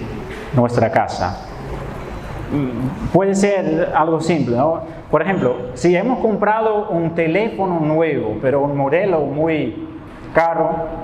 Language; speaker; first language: Spanish; non-native, fluent; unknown